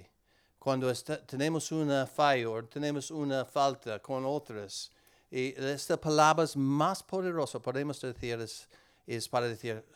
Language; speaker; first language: Spanish; non-native, learner; English